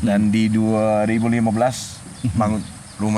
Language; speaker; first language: Indonesian; non-native, learner; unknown